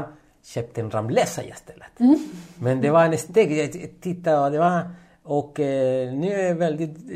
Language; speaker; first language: Swedish; non-native, fluent; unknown